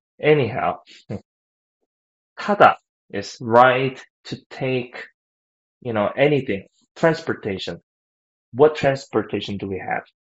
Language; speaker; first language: English; non-native, fluent; Korean